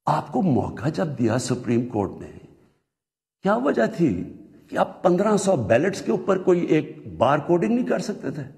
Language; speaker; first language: Urdu; native; Urdu